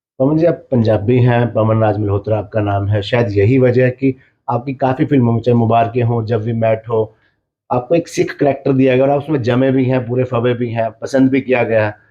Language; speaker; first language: Hindi; native; Hindi